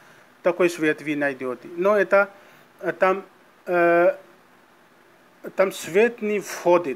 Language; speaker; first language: Russian; non-native, learner; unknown